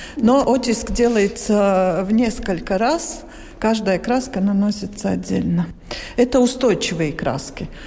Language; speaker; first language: Russian; non-native, local second language; Latvian